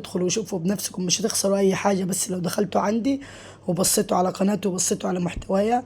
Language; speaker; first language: Arabic; native; Arabic